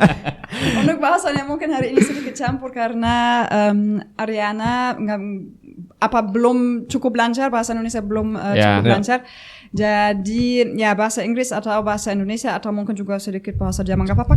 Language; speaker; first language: Indonesian; non-native, fluent; German